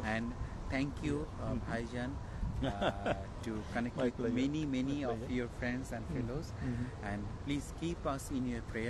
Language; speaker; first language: English; non-native, learner; Bangla